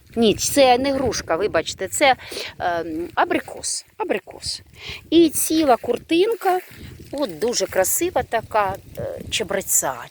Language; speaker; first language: Ukrainian; native; Ukrainian